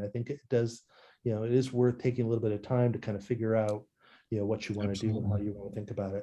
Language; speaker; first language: English; native; English